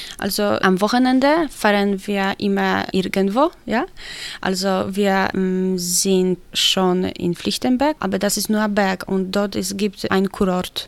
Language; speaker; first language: German; non-native, learner; Polish